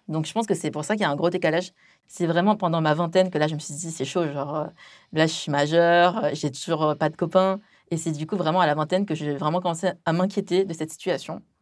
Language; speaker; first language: French; early bilingual, other home language; Chinese